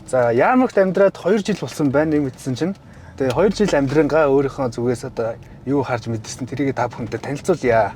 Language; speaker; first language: Mongolian; native; Mongolian